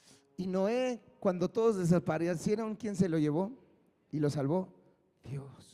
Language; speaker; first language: Spanish; native; Spanish